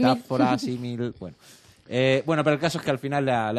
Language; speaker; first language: Spanish; native; Spanish